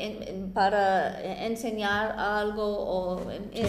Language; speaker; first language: Spanish; non-native, fluent; English